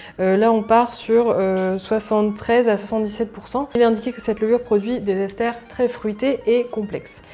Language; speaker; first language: French; native; French